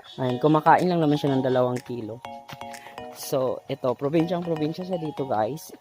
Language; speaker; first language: Filipino; non-native, local second language; Cebuano